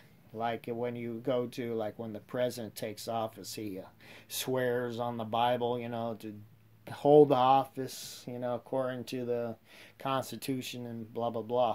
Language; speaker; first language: English; native; English